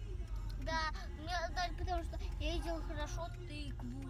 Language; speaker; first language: Russian; early bilingual, heritage; Russian